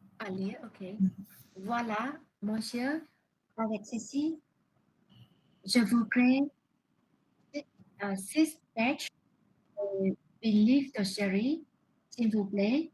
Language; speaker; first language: French; non-native, learner; Vietnamese